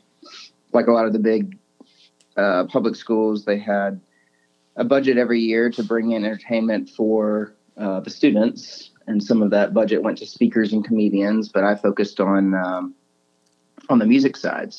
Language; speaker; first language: English; native; English